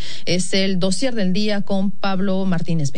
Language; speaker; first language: Spanish; native; Spanish